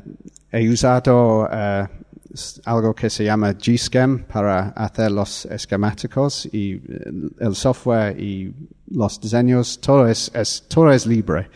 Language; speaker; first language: Spanish; non-native, fluent; English